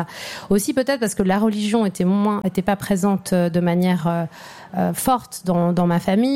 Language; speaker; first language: French; native; French